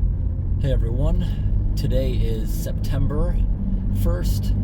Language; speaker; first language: English; native; English